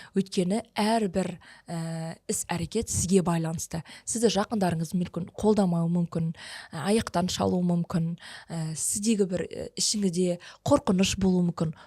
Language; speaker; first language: Kazakh; early bilingual, heritage; Kazakh